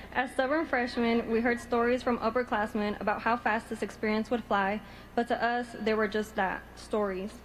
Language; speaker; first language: English; early bilingual, other home language; Spanish